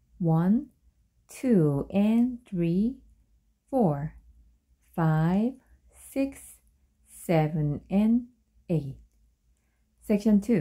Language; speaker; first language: English; non-native, fluent; Korean